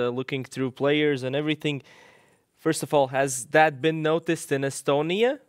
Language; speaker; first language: English; non-native, fluent; Latvian